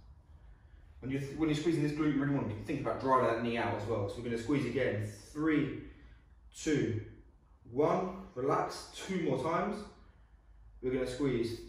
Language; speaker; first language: English; native; English